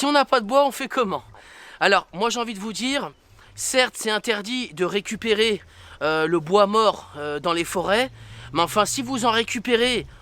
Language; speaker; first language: French; native; French